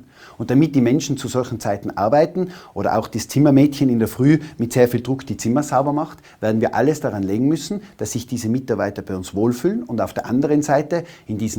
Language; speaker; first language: German; native; German